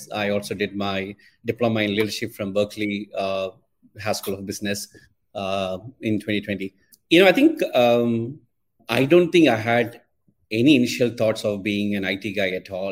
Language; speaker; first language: English; non-native, local second language; Malayalam